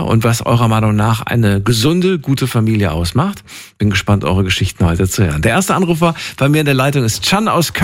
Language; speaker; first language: German; native; German